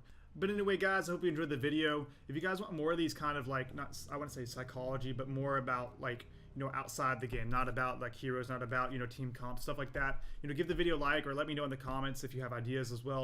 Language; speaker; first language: English; native; English